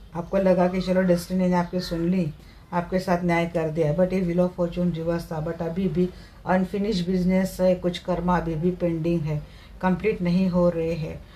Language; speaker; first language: Hindi; non-native, local second language; Marathi